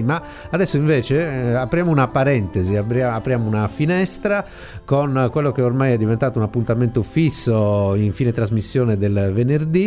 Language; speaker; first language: Italian; native; Italian